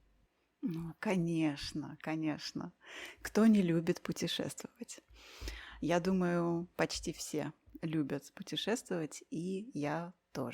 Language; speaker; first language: Russian; native; Russian